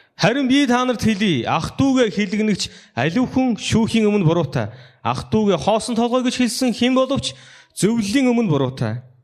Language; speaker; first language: Mongolian; non-native, fluent; Korean